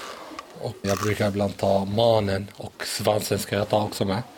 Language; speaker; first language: Swedish; early bilingual, other home language; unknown